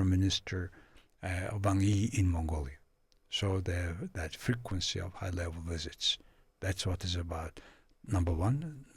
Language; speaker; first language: English; non-native, fluent; Mongolian